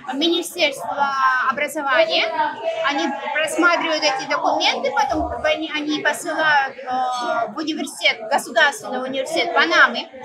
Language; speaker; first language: Russian; native; Russian